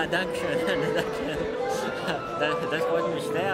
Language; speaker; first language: German; non-native, learner; Arabic